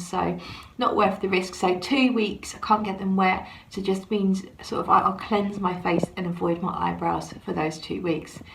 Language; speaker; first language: English; native; English